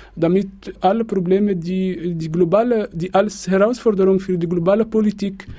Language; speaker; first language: German; non-native, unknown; Arabic